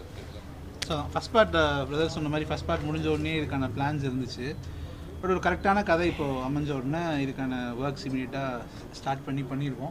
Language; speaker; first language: Tamil; native; Tamil